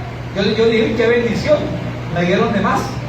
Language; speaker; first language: Spanish; native; Spanish